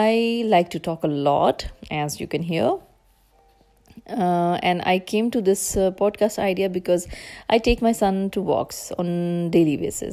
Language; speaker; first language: English; non-native, local second language; Urdu